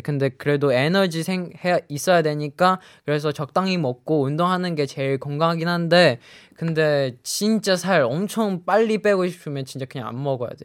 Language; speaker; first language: Korean; non-native, fluent; Chinese